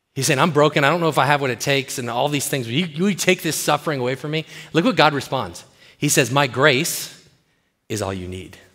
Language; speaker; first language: English; native; English